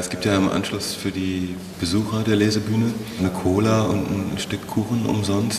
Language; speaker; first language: German; native; German